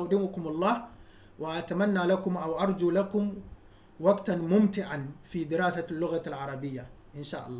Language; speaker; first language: Arabic; non-native, fluent; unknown